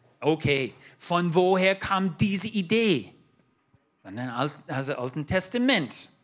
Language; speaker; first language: German; non-native, fluent; English